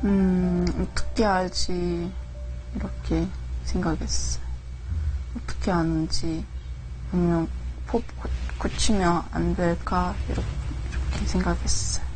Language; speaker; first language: Korean; early bilingual, other home language; Russian